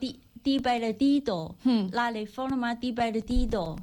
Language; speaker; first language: Spanish; non-native, learner; Chinese